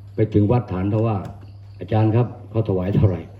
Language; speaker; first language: Thai; non-native, local second language; Northern Khmer